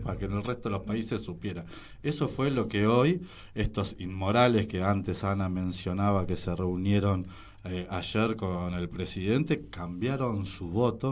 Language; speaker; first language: Spanish; native; Spanish